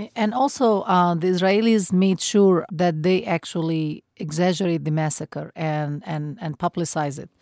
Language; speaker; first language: English; non-native, fluent; Arabic